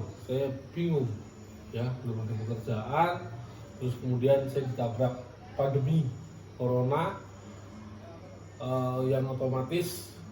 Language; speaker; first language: Indonesian; native; Indonesian